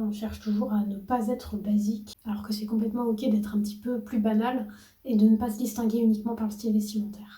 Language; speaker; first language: French; native; French